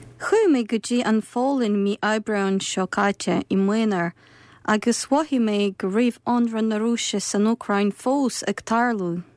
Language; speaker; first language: Irish; non-native, fluent; Ukrainian